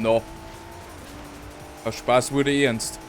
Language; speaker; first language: German; native; German